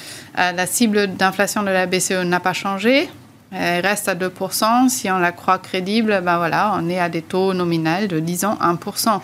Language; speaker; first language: French; native; French